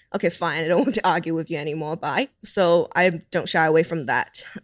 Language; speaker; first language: English; non-native, local second language; Cantonese